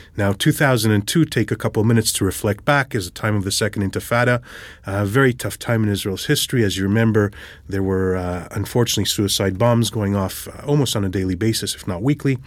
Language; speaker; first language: English; early bilingual, other home language; Hebrew